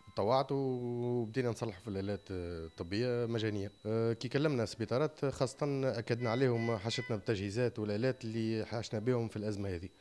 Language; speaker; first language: Arabic; native; Arabic